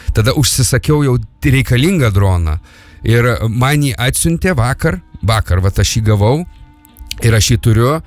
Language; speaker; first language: Lithuanian; native; Lithuanian